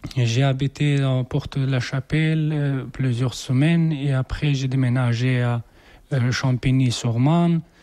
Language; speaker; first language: French; non-native, learner; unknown